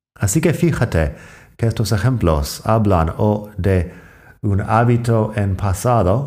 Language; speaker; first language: Spanish; non-native, fluent; English